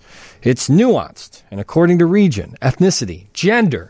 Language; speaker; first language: English; native; English